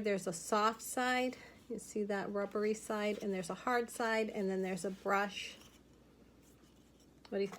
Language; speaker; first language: English; native; English